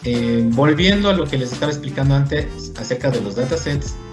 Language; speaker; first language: Spanish; native; Spanish